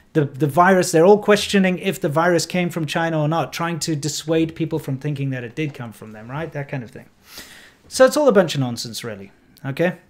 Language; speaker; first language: English; native; English